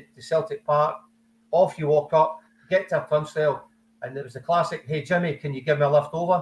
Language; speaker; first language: English; native; English